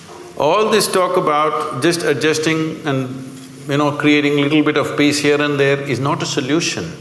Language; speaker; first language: English; non-native, local second language; Kannada